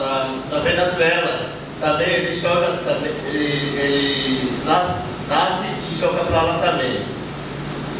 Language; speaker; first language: Portuguese; non-native, local second language; Yanomámi